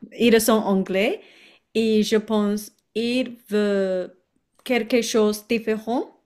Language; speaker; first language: French; non-native, learner; Chinese